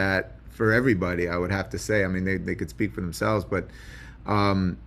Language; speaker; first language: English; native; English